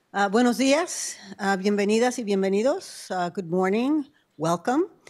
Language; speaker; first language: Spanish; early bilingual, heritage; Spanish